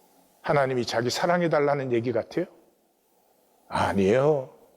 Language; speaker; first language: Korean; native; Korean